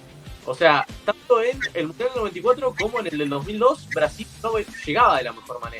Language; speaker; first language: Spanish; native; Spanish